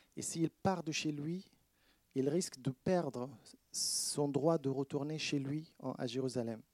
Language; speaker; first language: French; non-native, fluent; Arabic